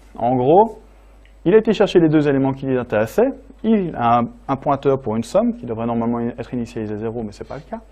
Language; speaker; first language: French; native; French